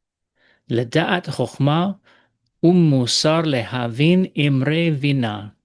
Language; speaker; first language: Hebrew; non-native, learner; English